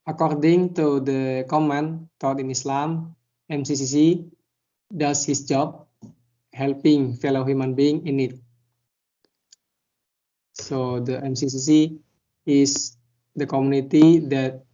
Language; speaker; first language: English; non-native, learner; Indonesian